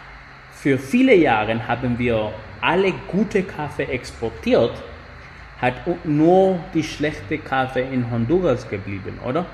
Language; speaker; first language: German; non-native, fluent; Spanish